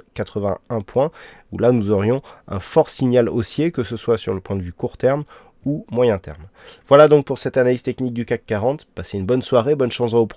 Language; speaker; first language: French; native; French